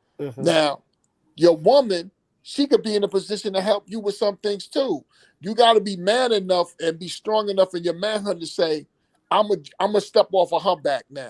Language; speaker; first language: English; native; English